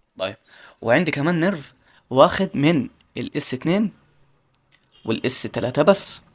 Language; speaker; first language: Arabic; native; Arabic